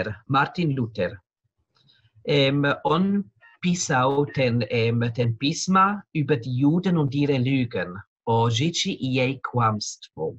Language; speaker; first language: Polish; non-native, learner; German